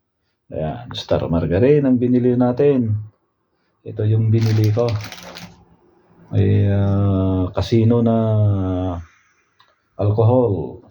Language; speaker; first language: Filipino; native; Filipino